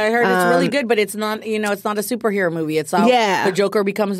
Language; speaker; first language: English; native; English